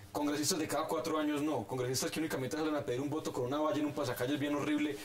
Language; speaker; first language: Spanish; native; Spanish